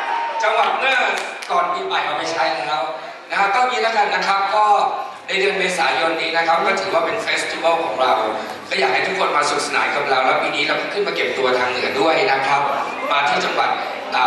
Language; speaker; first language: Thai; native; Thai